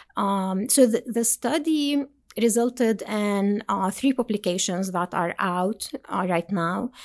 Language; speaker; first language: English; non-native, fluent; Arabic